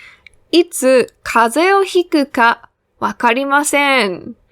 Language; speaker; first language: Japanese; non-native, fluent; English